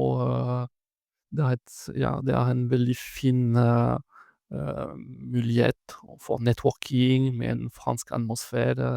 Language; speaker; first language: Norwegian; non-native, fluent; French